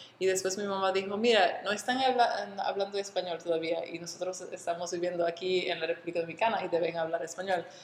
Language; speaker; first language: Spanish; early bilingual, other home language; English